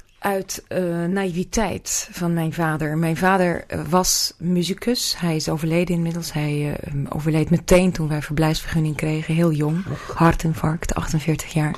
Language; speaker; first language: Dutch; non-native, fluent; Russian